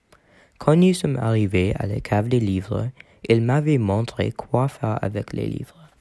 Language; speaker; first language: French; non-native, learner; English